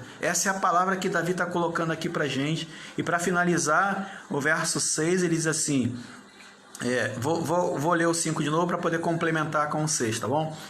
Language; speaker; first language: Portuguese; native; Portuguese